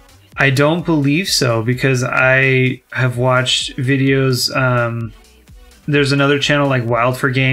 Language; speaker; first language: English; native; English